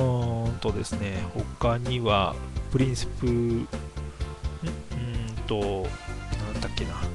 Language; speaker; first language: Japanese; native; Japanese